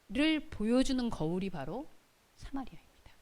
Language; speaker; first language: Korean; native; Korean